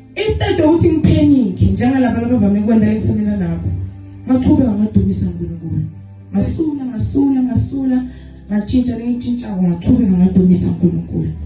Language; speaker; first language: Zulu; non-native, local second language; Swati